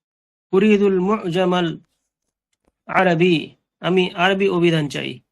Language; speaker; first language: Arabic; non-native, learner; Bangla